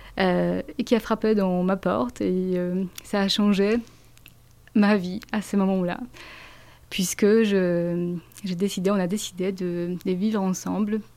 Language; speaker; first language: French; non-native, fluent; Polish